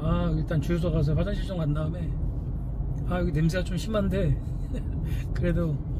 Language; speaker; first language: Korean; native; Korean